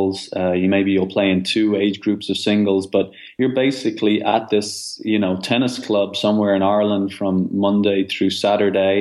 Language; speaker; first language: English; native; English